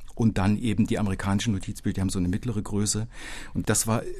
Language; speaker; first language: German; native; German